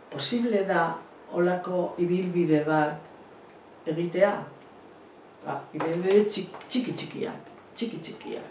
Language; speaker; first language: Basque; non-native, local second language; Spanish